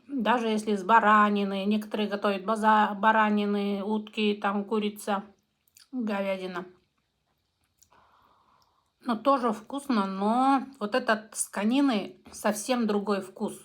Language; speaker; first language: Russian; non-native, local second language; Kazakh